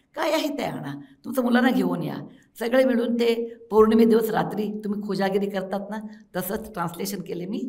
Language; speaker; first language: Marathi; non-native, local second language; Kannada